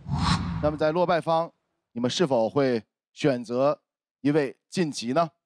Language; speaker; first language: Chinese; native; Chinese